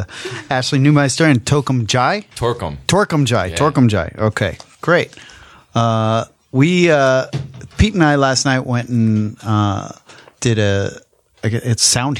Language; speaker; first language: English; native; English